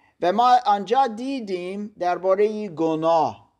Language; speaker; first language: Persian; non-native, learner; German